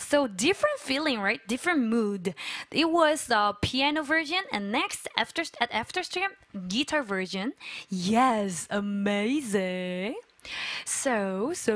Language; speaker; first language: English; non-native, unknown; Korean